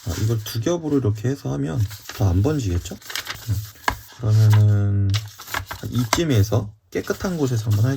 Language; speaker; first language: Korean; native; Korean